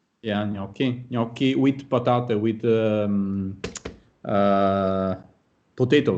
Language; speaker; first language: English; non-native, fluent; Italian